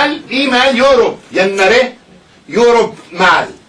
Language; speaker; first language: Korean; non-native, learner; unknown